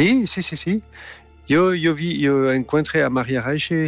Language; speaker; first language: Spanish; non-native, learner; French